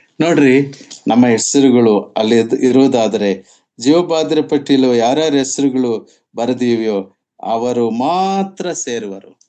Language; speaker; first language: Kannada; non-native, local second language; Telugu